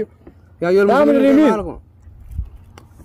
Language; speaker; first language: Arabic; non-native, learner; Oromo